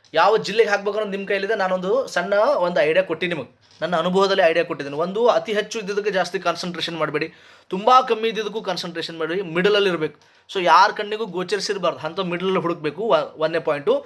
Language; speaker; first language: Kannada; native; Kannada